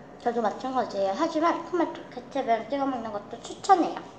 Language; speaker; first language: Korean; early bilingual, heritage; Korean